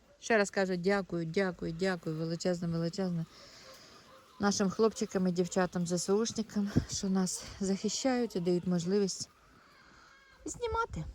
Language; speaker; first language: Ukrainian; non-native, local second language; Russian